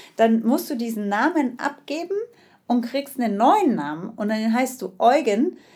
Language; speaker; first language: German; native; German